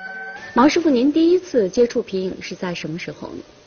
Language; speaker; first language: Chinese; native; Chinese